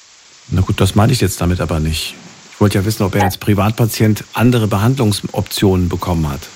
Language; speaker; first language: German; native; German